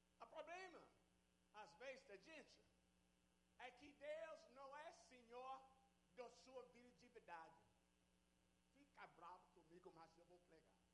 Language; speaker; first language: Portuguese; non-native, learner; English